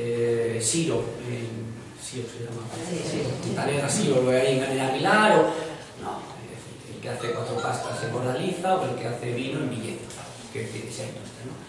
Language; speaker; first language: Spanish; native; Spanish